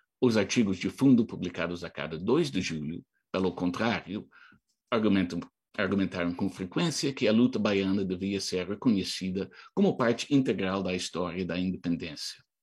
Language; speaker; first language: Portuguese; non-native, fluent; English